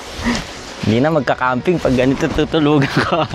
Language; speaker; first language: Filipino; native; Filipino